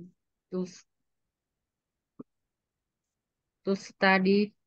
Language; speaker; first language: English; non-native, learner; Vietnamese